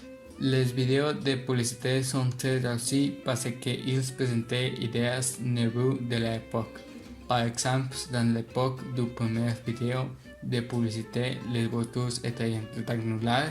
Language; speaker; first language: French; non-native, learner; Spanish